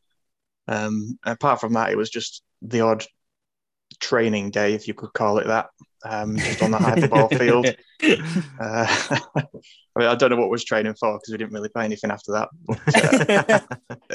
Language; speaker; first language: English; native; English